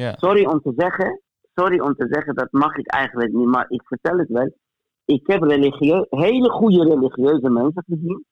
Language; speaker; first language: Dutch; non-native, fluent; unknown